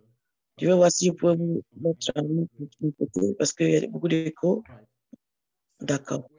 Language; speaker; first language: French; non-native, learner; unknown